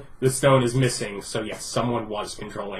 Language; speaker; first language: English; native; English